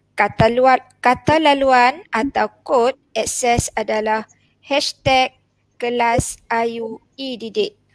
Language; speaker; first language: Malay; native; Malay